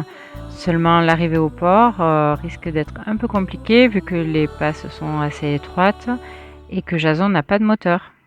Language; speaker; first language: French; native; French